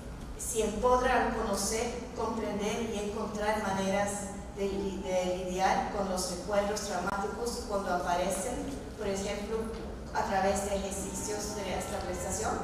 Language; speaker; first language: Spanish; non-native, fluent; Norwegian